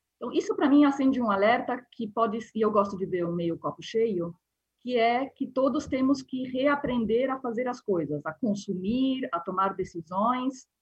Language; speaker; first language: Portuguese; non-native, fluent; Spanish